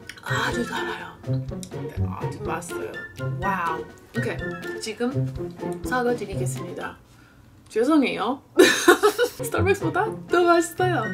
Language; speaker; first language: Korean; non-native, learner; English